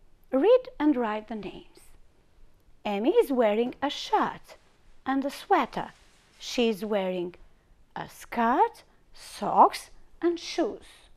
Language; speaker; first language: English; non-native, fluent; Albanian